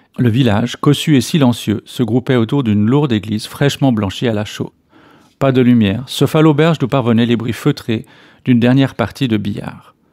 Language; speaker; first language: French; native; French